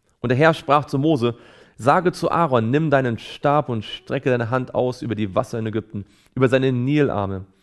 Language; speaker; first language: German; native; German